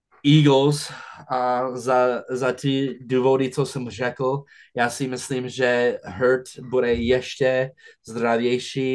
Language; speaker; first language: Czech; non-native, fluent; English